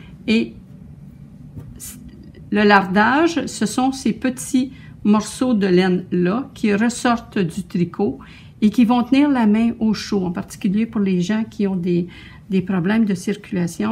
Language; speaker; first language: French; native; French